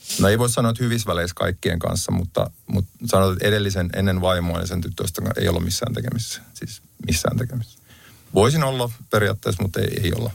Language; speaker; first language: Finnish; native; Finnish